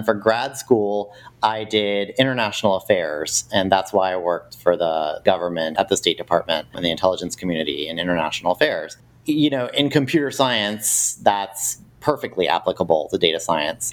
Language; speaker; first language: English; native; English